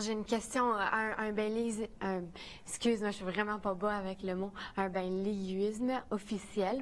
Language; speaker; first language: French; native; French